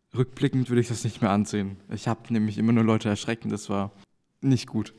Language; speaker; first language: German; native; German